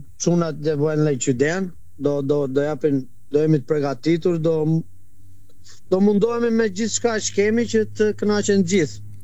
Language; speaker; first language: Albanian; early bilingual, heritage; Albanian